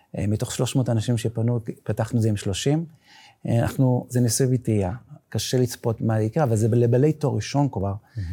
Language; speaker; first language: Hebrew; non-native, local second language; Yiddish